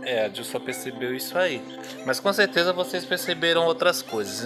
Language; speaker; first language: Portuguese; native; Portuguese